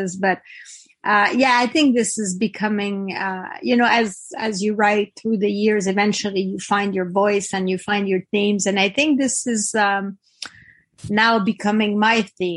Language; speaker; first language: English; non-native, fluent; French